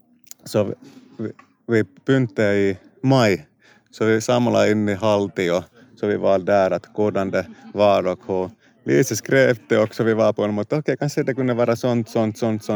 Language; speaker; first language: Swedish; non-native, local second language; Finnish